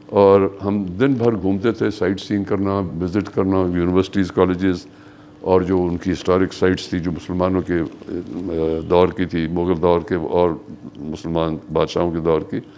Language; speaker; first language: Urdu; non-native, local second language; Baluchi